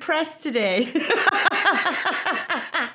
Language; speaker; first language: English; native; English